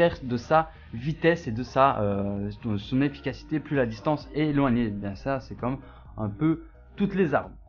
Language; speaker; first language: French; native; French